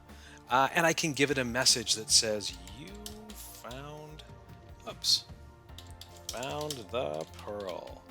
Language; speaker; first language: English; native; English